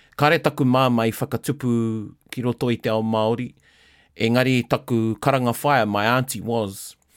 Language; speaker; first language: Māori; non-native, local second language; English